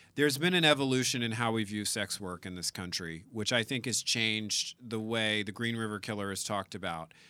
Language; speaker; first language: English; native; English